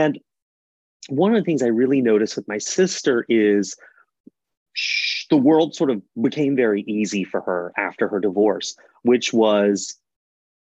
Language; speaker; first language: English; native; English